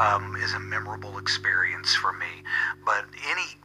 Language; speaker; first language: English; native; English